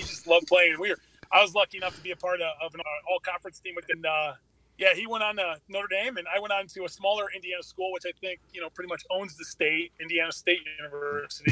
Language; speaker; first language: English; native; English